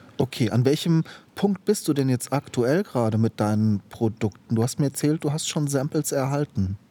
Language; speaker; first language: German; native; German